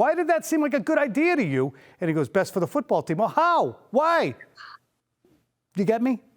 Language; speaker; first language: English; native; English